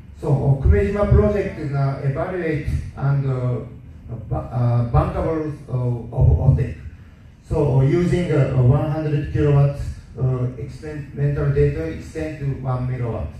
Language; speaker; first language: English; non-native, learner; Japanese